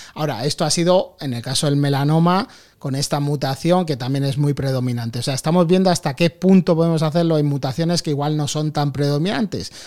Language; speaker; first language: Spanish; native; Spanish